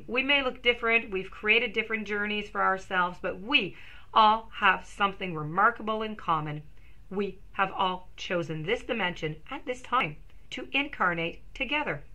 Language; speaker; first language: English; non-native, local second language; French